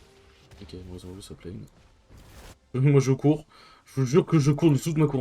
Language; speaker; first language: French; native; French